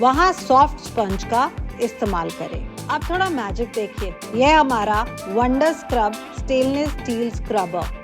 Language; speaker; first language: Hindi; non-native, local second language; Bangla